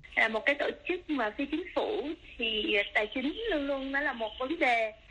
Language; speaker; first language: Vietnamese; early bilingual, other home language; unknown